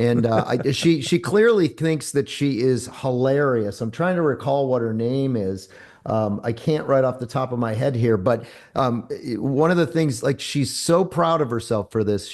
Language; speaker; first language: English; native; English